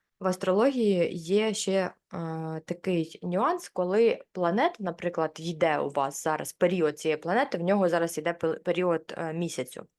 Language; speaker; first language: Ukrainian; non-native, local second language; Russian